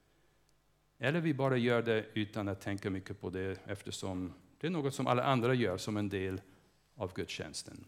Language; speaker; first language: Swedish; non-native, fluent; English